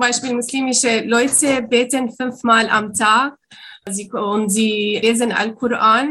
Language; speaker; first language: German; non-native, learner; Arabic